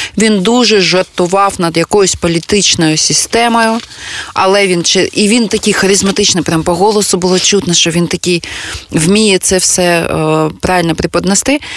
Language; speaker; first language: Ukrainian; non-native, local second language; Russian